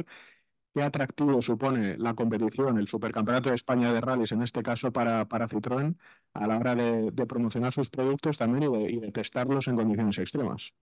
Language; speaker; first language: Spanish; native; Spanish